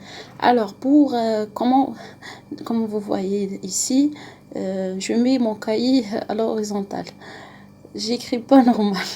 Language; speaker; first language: French; non-native, local second language; Arabic